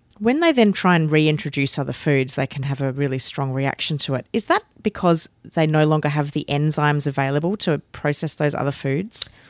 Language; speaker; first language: English; native; English